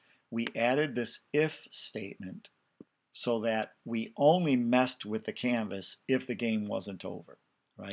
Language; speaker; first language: English; native; English